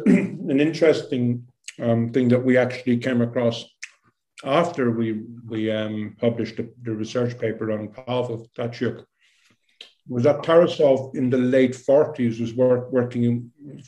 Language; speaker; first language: English; native; English